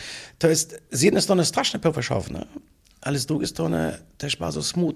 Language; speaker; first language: Polish; non-native, fluent; German